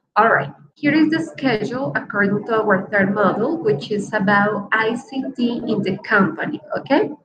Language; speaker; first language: English; non-native, fluent; Spanish